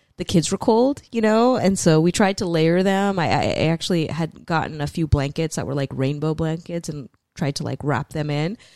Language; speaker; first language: English; early bilingual, other home language; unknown